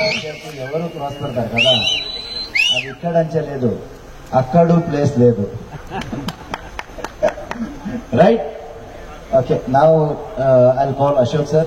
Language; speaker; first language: Telugu; non-native, learner; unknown